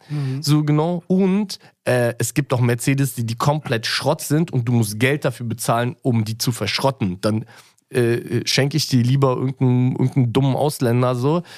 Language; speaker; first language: German; early bilingual, other home language; Russian